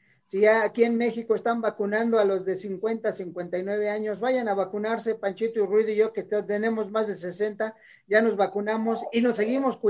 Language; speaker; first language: Spanish; native; Spanish